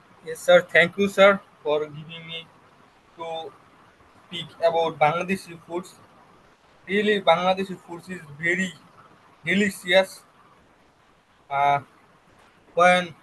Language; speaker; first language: English; non-native, learner; Bangla